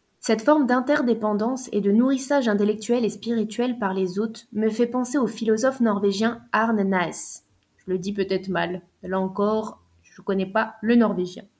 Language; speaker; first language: French; native; French